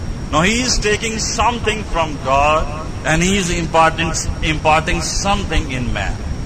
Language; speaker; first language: English; non-native, local second language; Urdu